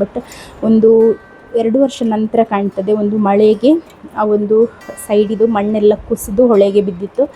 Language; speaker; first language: Kannada; native; Kannada